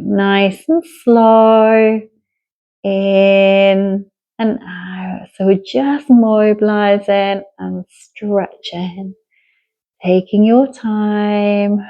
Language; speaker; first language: English; native; English